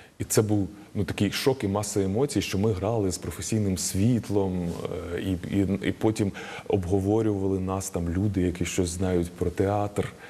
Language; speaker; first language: Ukrainian; native; Ukrainian